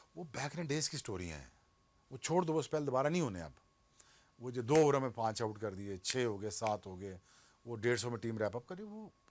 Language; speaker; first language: Urdu; non-native, local second language; Punjabi